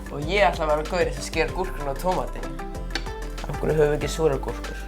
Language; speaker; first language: Icelandic; native; Icelandic